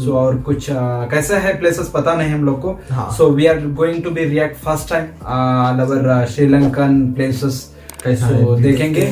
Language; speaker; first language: Hindi; non-native, local second language; Kannada